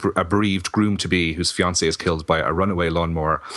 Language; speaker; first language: English; native; English